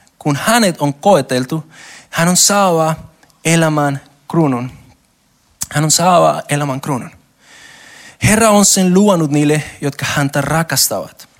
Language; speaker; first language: Finnish; non-native, learner; Spanish